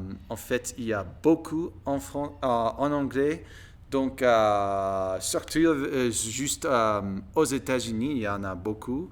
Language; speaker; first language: French; non-native, learner; English